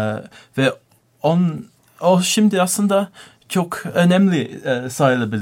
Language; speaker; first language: Turkish; non-native, learner; English